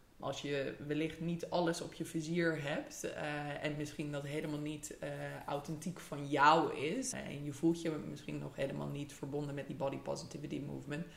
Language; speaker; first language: Dutch; early bilingual, other home language; English